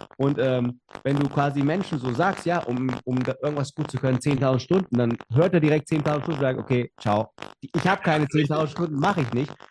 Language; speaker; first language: German; native; German